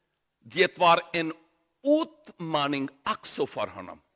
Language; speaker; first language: Swedish; non-native, learner; Urdu